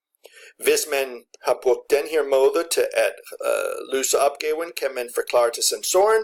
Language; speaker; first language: Danish; non-native, fluent; English